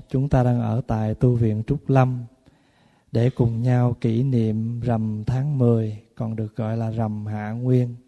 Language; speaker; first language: Vietnamese; early bilingual, other home language; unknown